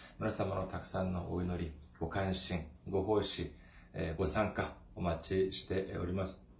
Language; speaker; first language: Japanese; non-native, fluent; Korean